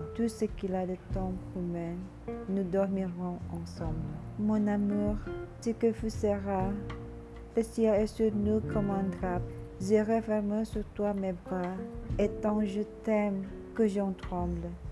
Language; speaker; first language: French; non-native, learner; Indonesian